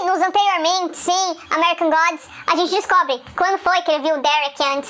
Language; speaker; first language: Portuguese; native; Portuguese